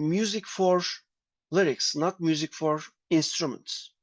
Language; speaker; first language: English; non-native, fluent; Turkish